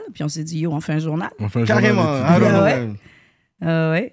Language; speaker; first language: French; native; French